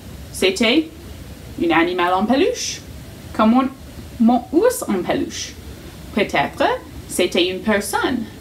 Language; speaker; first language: French; non-native, fluent; English